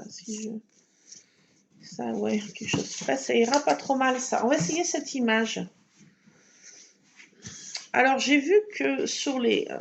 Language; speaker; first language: French; native; French